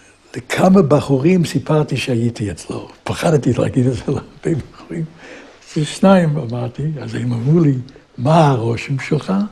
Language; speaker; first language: Hebrew; non-native, fluent; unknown